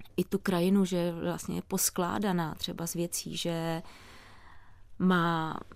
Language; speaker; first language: Czech; native; Czech